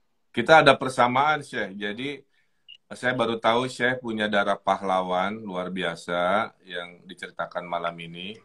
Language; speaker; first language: Indonesian; native; Indonesian